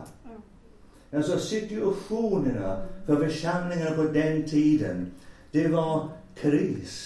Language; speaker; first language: Swedish; non-native, fluent; English